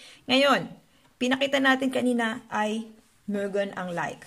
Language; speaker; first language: Filipino; native; Filipino